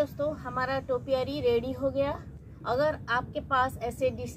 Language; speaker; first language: Hindi; native; Hindi